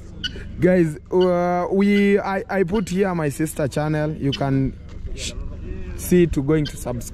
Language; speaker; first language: English; non-native, learner; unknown